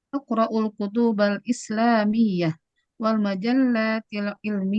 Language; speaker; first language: Arabic; non-native, learner; Indonesian